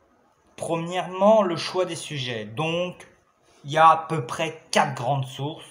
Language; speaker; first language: French; native; French